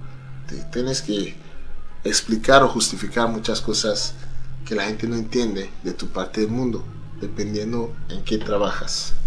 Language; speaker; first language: Spanish; non-native, fluent; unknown